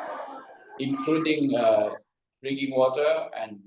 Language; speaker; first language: English; non-native, learner; Thai